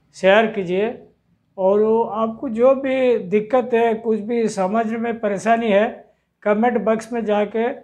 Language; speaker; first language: Hindi; non-native, local second language; Odia